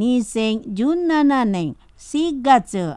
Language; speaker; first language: Japanese; non-native, fluent; Indonesian